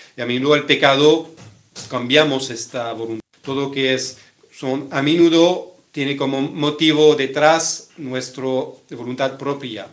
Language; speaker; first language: Spanish; non-native, fluent; French